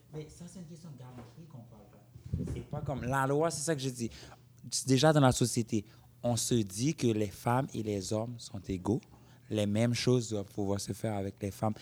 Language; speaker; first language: French; non-native, local second language; Haitian Creole